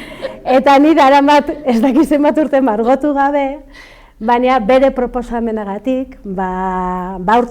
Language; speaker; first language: Basque; non-native, local second language; Spanish